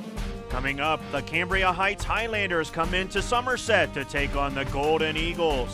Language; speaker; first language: English; native; English